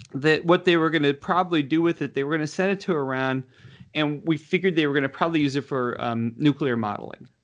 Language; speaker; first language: English; native; English